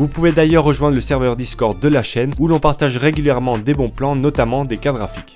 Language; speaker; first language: French; native; French